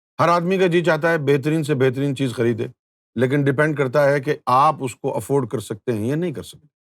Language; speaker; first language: Urdu; native; Urdu